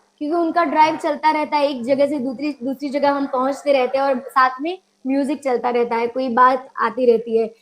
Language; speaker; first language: Hindi; non-native, local second language; Gujarati